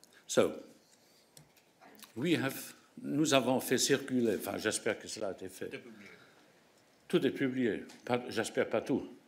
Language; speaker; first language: French; non-native, local second language; Luxembourgish